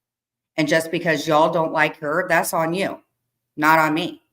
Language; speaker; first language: English; native; English